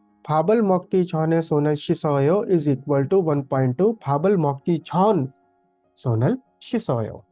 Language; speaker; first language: Korean; non-native, fluent; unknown